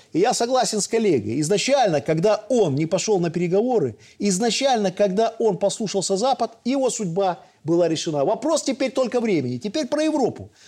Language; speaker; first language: Russian; native; Russian